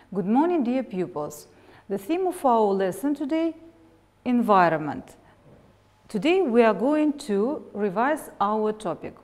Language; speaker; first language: English; non-native, fluent; Russian